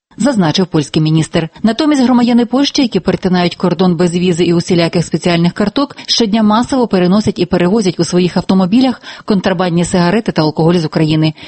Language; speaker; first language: Ukrainian; native; Ukrainian